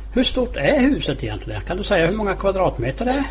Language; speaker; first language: Swedish; native; Swedish